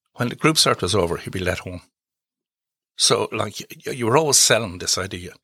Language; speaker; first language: English; native; English